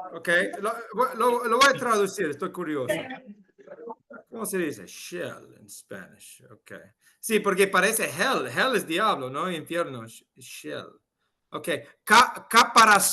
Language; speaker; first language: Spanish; non-native, fluent; English